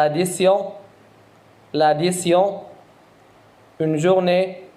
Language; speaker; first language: French; non-native, fluent; Arabic